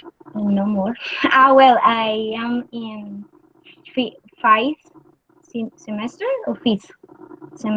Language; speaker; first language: English; non-native, learner; Spanish